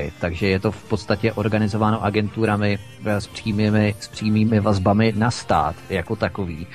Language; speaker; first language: Czech; native; Czech